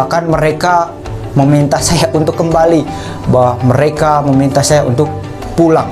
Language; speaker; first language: Indonesian; non-native, local second language; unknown